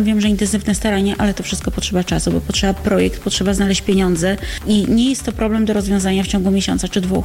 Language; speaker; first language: Polish; native; Polish